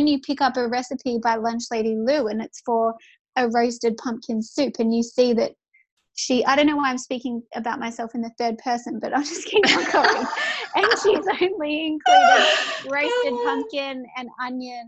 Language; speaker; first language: English; native; English